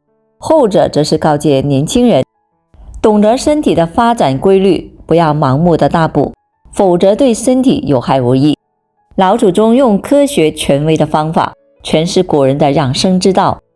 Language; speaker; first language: Chinese; native; Chinese